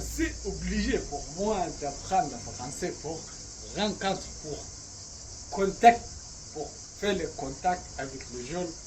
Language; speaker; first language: French; non-native, learner; Arabic